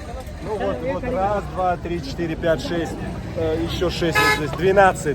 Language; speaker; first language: Russian; non-native, fluent; Tajik